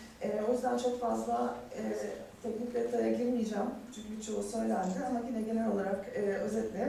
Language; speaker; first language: Turkish; native; Turkish